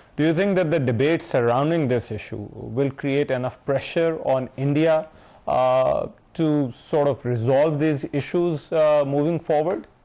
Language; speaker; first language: English; non-native, local second language; Urdu